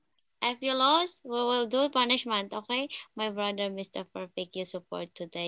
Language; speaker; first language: English; non-native, fluent; Filipino